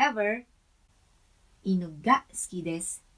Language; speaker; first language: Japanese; non-native, fluent; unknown